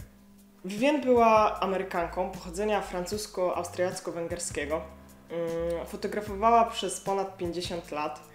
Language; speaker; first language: Polish; native; Polish